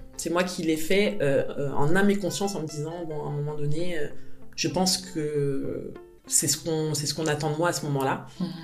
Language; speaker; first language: French; native; French